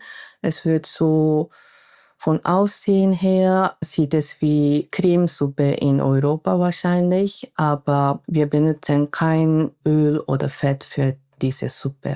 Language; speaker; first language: German; non-native, fluent; Japanese